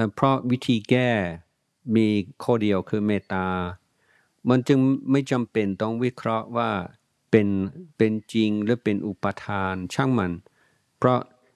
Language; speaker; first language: Thai; non-native, fluent; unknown